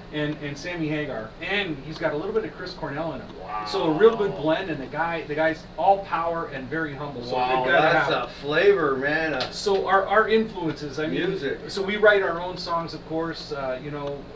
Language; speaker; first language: English; native; English